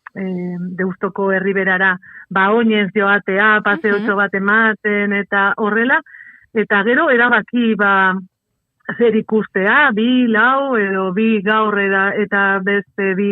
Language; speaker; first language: Basque; non-native, local second language; Spanish